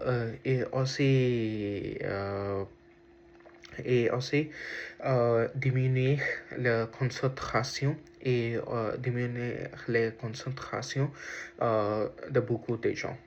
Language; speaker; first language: French; non-native, learner; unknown